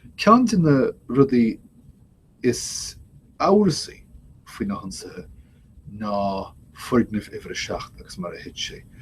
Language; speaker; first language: Irish; native; Irish